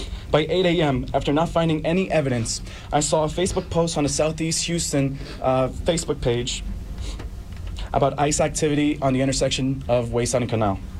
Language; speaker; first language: English; early bilingual, other home language; Spanish